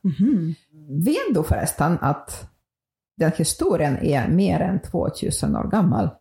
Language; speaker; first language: Swedish; non-native, fluent; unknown